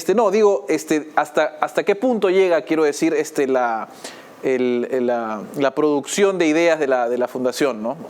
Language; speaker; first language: Spanish; native; Spanish